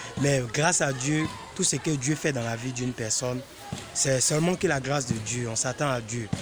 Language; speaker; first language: French; non-native, local second language; Lingala